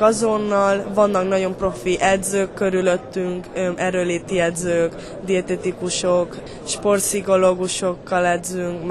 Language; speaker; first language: Hungarian; early bilingual, heritage; Hungarian